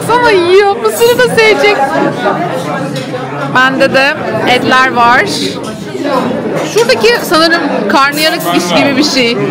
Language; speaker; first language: Turkish; native; Turkish